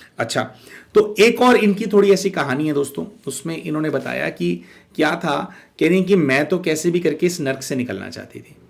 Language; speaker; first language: Hindi; native; Hindi